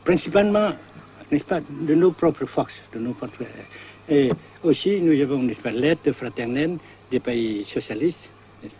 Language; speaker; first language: French; non-native, fluent; Vietnamese